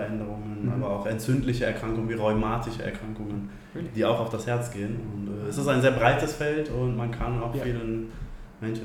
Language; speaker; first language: German; native; German